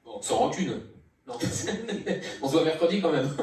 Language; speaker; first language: French; native; French